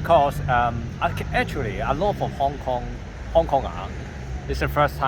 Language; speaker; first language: English; non-native, learner; Cantonese